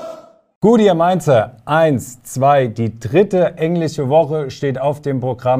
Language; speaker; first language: German; native; German